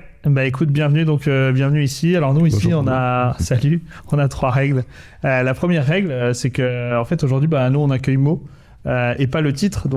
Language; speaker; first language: French; native; French